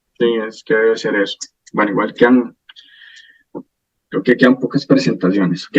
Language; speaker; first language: Spanish; native; Spanish